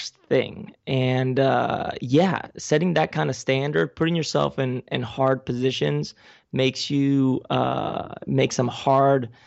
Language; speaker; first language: English; non-native, fluent; Spanish